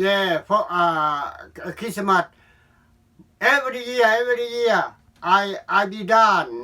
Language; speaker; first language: English; non-native, learner; Lao